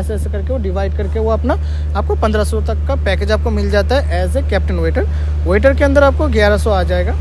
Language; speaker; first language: Hindi; non-native, local second language; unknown